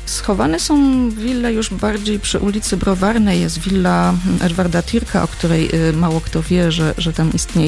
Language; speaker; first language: Polish; native; Polish